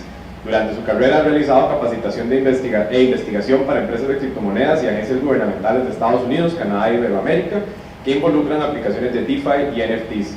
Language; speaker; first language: Spanish; native; Spanish